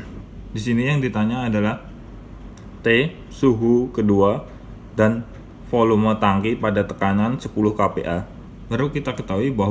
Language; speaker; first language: Indonesian; native; Indonesian